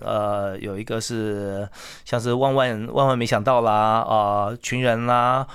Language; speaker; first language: Chinese; native; Chinese